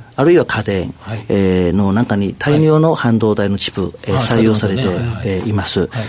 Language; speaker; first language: Japanese; non-native, fluent; Chinese